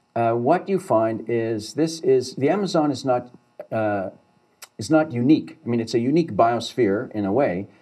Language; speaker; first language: English; native; English